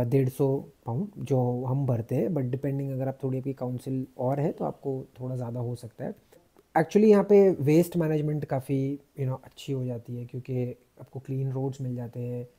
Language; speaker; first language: Hindi; native; Hindi